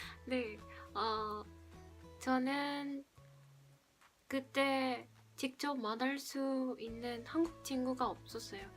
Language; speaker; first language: Korean; non-native, fluent; Spanish